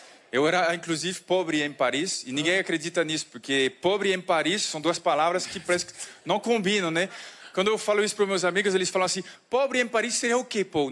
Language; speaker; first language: Portuguese; non-native, fluent; French